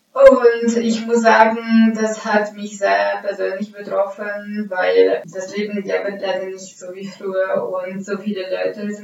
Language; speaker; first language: German; non-native, fluent; Ukrainian